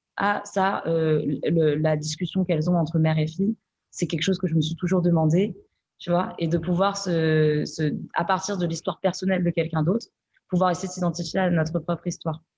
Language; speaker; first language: French; native; French